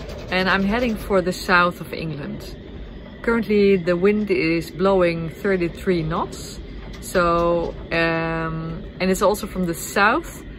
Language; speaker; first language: English; non-native, fluent; Dutch